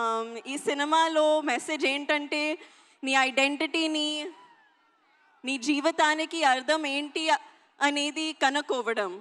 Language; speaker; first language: Telugu; non-native, learner; Hindi